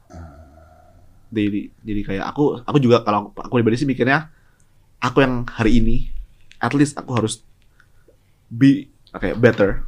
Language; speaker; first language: Indonesian; native; Indonesian